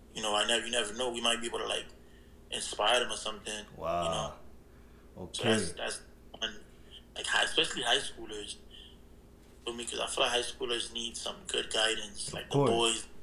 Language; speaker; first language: English; early bilingual, other home language; Haitian Creole